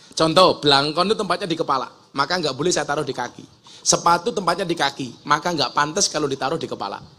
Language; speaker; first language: Indonesian; native; Indonesian